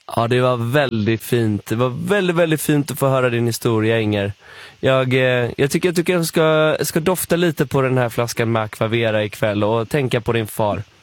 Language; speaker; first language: Swedish; native; Swedish